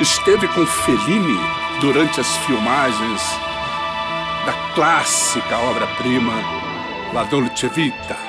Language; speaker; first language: Portuguese; native; Portuguese